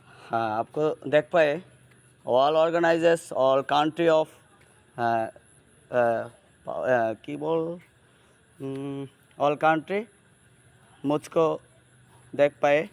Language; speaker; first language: Hindi; non-native, learner; Bangla